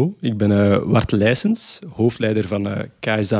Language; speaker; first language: Dutch; native; Dutch